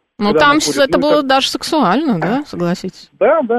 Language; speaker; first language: Russian; native; Russian